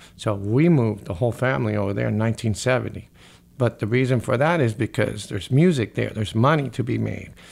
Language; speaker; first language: English; early bilingual, other home language; Spanish